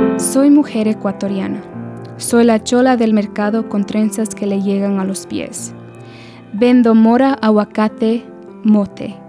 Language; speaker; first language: Spanish; early bilingual, heritage; Spanish